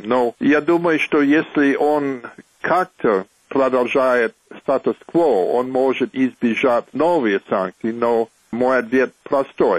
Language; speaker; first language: Russian; non-native, fluent; English